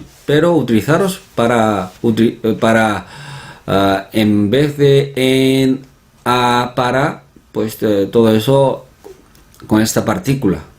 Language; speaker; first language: Spanish; non-native, fluent; Korean